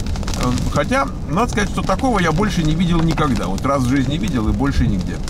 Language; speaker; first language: Russian; native; Russian